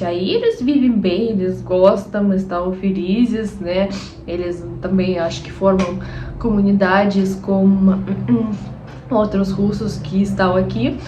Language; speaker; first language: Portuguese; non-native, fluent; Russian